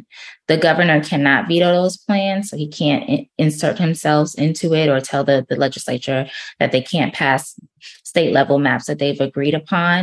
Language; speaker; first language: English; native; English